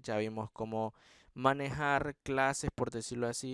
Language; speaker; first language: Spanish; native; Spanish